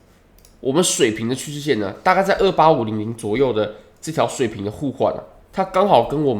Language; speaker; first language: Chinese; native; Chinese